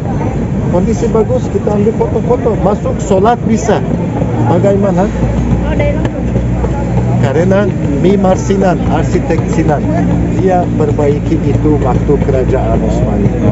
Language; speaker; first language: Indonesian; non-native, learner; Turkish